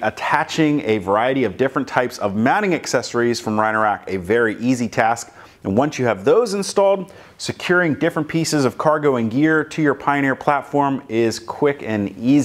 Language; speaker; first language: English; native; English